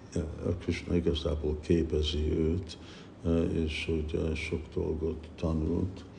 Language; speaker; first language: Hungarian; early bilingual, heritage; Hungarian